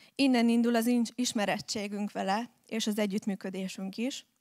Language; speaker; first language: Hungarian; native; Hungarian